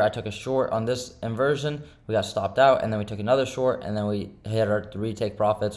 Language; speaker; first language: English; native; English